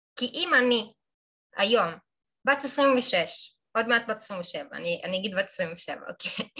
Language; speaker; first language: Hebrew; non-native, local second language; Arabic